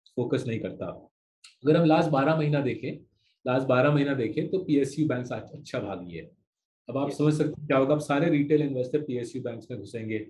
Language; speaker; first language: Hindi; non-native, local second language; Bangla